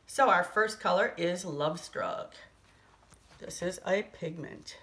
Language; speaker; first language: English; native; English